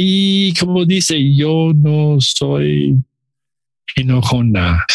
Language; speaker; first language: Spanish; non-native, learner; English